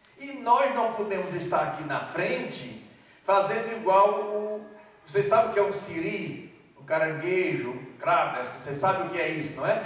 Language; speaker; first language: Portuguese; non-native, fluent; Malagasy